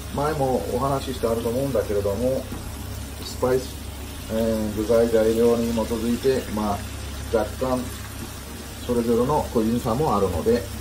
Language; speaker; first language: Japanese; non-native, fluent; Bangla